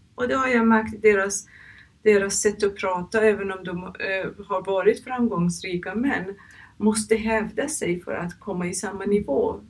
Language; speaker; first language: Swedish; non-native, fluent; Persian